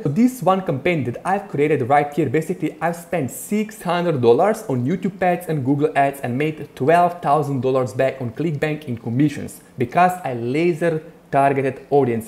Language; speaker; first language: English; non-native, fluent; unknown